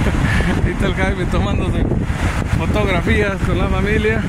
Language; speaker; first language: Spanish; native; Spanish